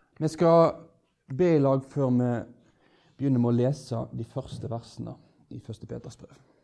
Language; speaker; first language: Norwegian; native; Norwegian